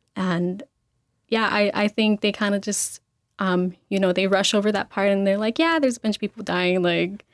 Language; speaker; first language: English; early bilingual, other home language; Spanish